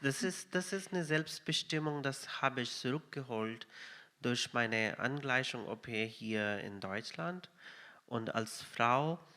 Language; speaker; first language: German; non-native, fluent; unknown